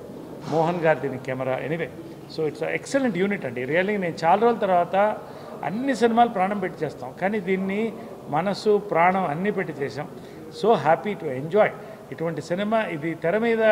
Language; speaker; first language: Telugu; native; Telugu